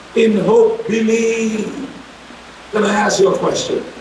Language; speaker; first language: English; non-native, local second language; Filipino